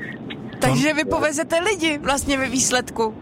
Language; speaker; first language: Czech; native; Czech